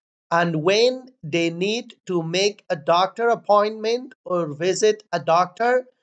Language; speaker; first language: English; non-native, fluent; Persian